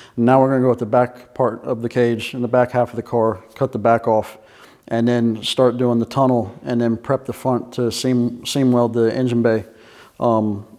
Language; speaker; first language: English; native; English